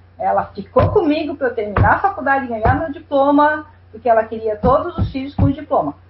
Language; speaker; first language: Portuguese; non-native, fluent; Spanish